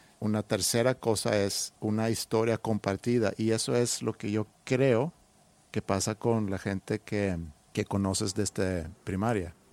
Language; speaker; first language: Spanish; non-native, fluent; Swedish